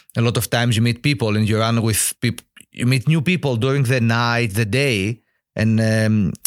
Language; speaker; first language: English; non-native, learner; Greek